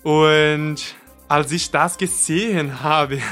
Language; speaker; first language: German; non-native, learner; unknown